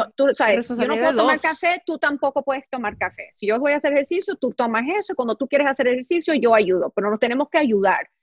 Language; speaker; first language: Spanish; early bilingual, heritage; Spanish